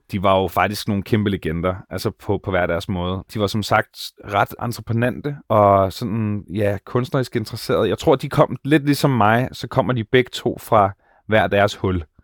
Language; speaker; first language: Danish; native; Danish